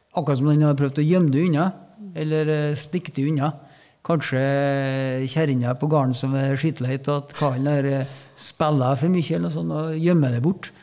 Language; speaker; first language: Norwegian; native; Norwegian